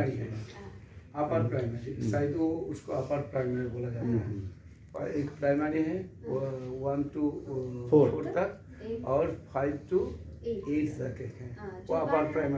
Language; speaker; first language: Hindi; non-native, local second language; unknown